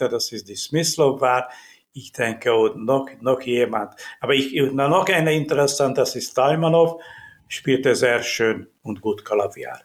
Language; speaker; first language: German; non-native, learner; Hungarian